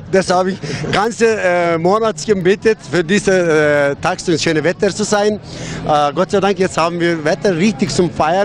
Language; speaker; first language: German; non-native, learner; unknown